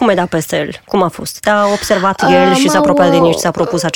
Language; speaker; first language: Romanian; native; Romanian